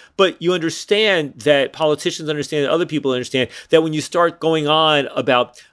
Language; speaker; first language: English; native; English